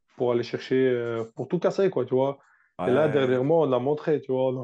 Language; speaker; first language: French; non-native, fluent; Russian